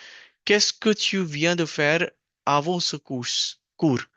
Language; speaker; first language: French; non-native, fluent; Hindi